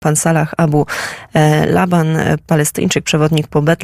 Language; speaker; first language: Polish; native; Polish